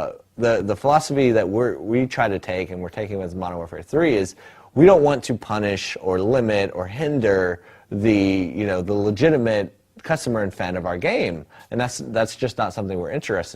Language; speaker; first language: English; native; English